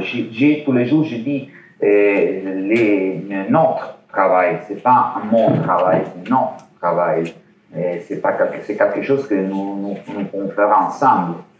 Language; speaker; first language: French; non-native, learner; Italian